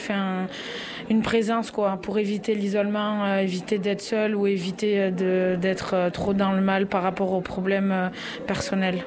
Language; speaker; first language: French; native; French